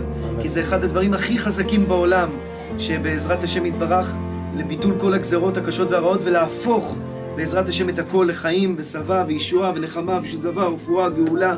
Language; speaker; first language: Hebrew; native; Hebrew